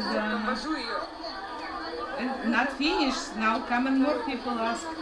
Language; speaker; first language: English; non-native, learner; Russian